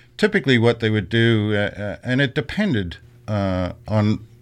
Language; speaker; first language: English; native; English